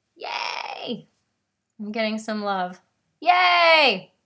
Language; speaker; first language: English; native; English